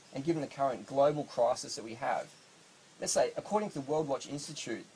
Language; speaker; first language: English; native; English